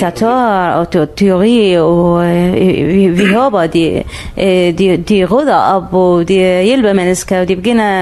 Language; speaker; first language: Danish; non-native, learner; Arabic